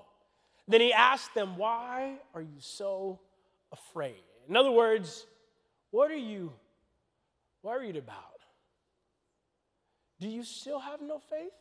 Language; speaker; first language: English; native; English